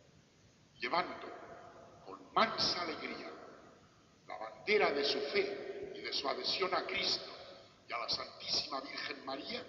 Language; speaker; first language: Spanish; native; Spanish